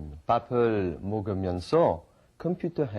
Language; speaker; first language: Korean; non-native, learner; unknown